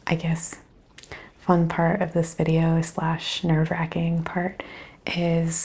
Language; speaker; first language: English; native; English